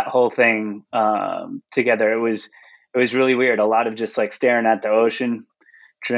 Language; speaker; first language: English; native; English